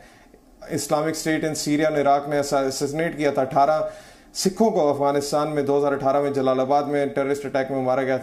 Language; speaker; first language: Hindi; native; Hindi